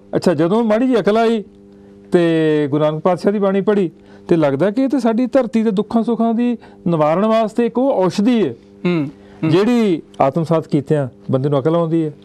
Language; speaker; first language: Punjabi; native; Punjabi